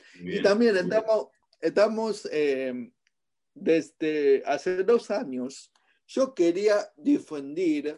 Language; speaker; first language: Spanish; non-native, fluent; Chinese